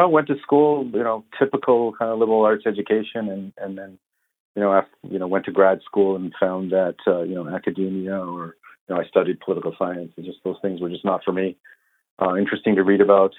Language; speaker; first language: English; native; English